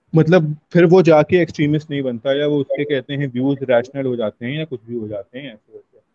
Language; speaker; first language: Hindi; native; Hindi